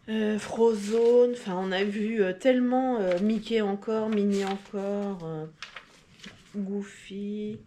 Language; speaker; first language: French; native; French